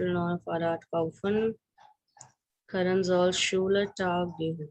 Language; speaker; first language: German; non-native, fluent; Hindi